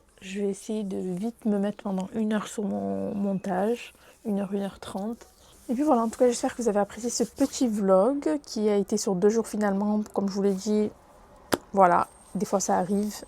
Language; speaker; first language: French; native; French